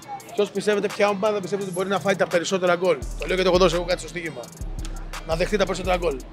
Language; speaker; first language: Greek; native; Greek